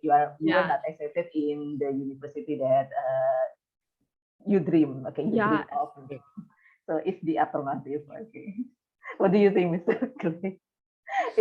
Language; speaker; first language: English; non-native, fluent; Indonesian